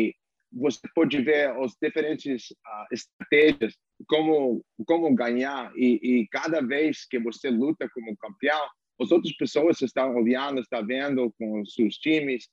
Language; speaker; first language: Portuguese; non-native, fluent; English